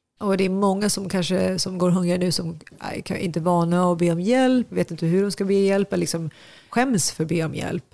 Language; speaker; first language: Swedish; early bilingual, other home language; Tigrinya